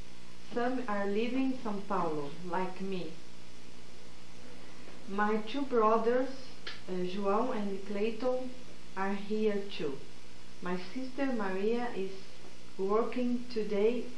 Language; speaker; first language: English; non-native, learner; Portuguese